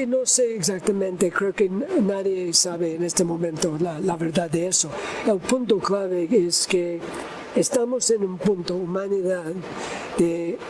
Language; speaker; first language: Spanish; non-native, learner; English